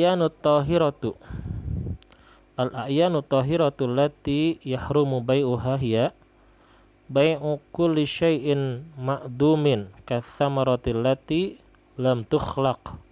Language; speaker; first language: Arabic; non-native, fluent; Indonesian